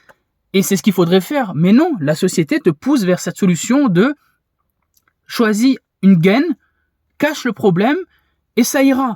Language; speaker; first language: French; native; French